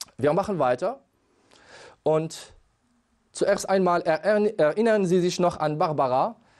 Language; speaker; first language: German; non-native, fluent; Arabic